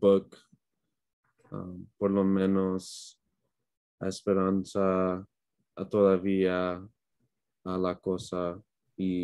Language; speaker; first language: Spanish; non-native, learner; English